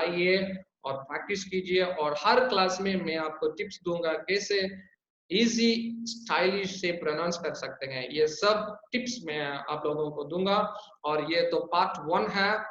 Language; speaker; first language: Hindi; non-native, local second language; Tamil